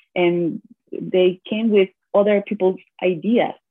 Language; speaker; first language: English; non-native, learner; Spanish